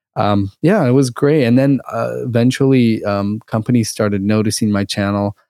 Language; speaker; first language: English; early bilingual, other home language; Russian